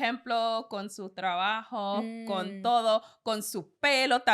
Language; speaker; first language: Spanish; non-native, learner; English